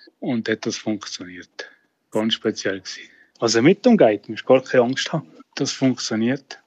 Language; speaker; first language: German; native; German